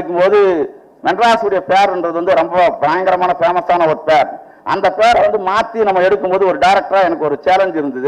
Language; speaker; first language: Tamil; native; Tamil